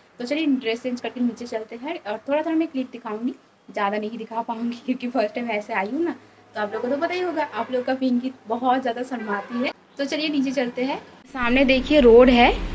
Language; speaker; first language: Hindi; non-native, local second language; Bangla